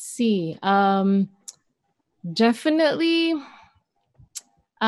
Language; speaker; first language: English; non-native, local second language; Malay